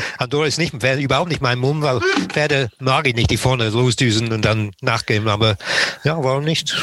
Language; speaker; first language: German; non-native, fluent; English